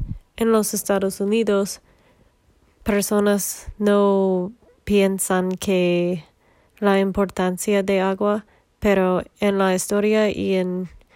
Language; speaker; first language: Spanish; non-native, learner; English